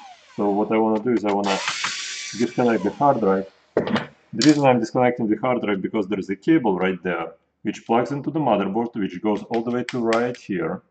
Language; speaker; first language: English; non-native, fluent; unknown